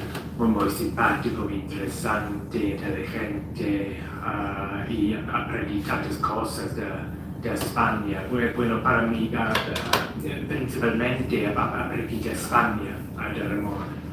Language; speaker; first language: Spanish; non-native, fluent; English